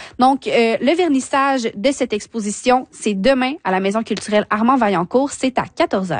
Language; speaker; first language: French; native; French